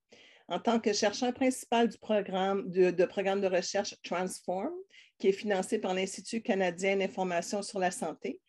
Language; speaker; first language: French; native; French